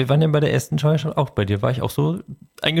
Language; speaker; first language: German; native; German